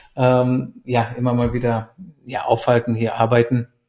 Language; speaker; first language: German; native; German